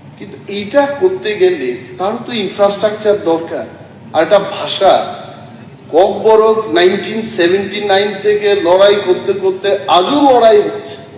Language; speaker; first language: Bangla; non-native, local second language; Kok Borok